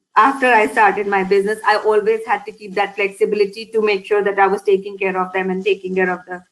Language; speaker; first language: English; non-native, local second language; Hindi